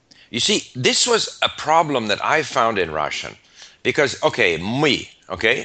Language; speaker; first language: English; native; English